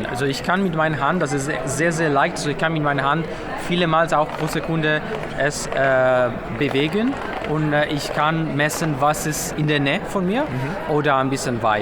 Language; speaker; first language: German; non-native, fluent; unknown